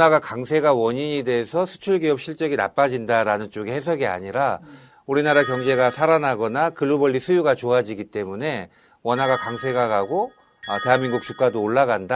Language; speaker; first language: Korean; native; Korean